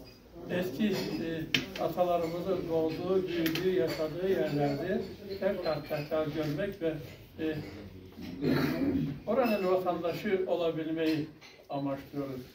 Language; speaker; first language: Turkish; native; Turkish